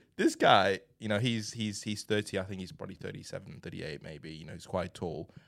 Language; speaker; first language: English; non-native, fluent; Chinese